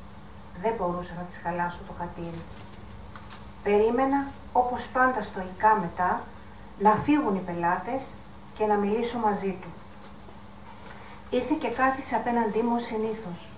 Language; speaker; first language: Greek; native; Greek